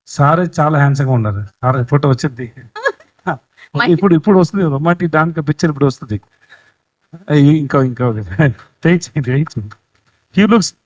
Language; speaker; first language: Telugu; non-native, fluent; Tamil